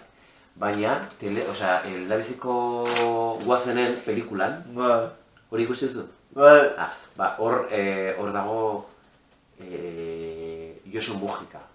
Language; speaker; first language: Basque; non-native, local second language; Spanish